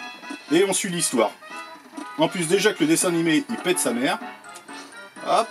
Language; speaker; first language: French; native; French